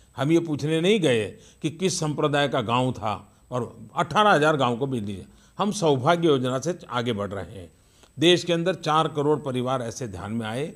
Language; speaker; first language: Hindi; non-native, local second language; Gujarati